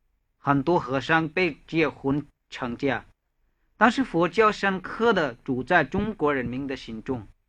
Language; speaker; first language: Chinese; non-native, fluent; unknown